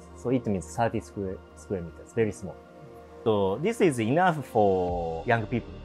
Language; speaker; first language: English; non-native, learner; Japanese